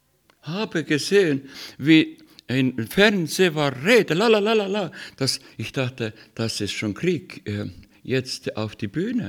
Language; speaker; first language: German; non-native, learner; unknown